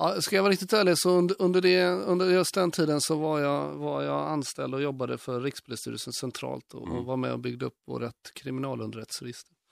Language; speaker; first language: Swedish; native; Swedish